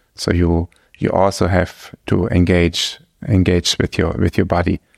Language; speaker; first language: English; non-native, fluent; German